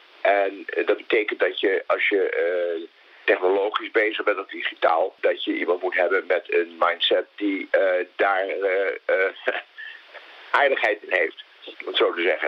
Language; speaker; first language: Dutch; native; Dutch